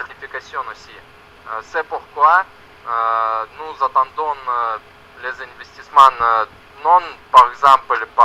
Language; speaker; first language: French; non-native, learner; Russian